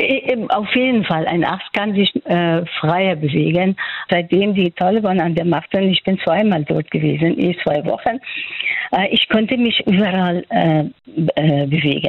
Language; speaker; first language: German; non-native, fluent; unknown